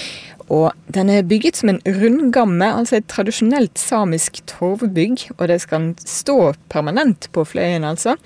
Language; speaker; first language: Norwegian; native; Norwegian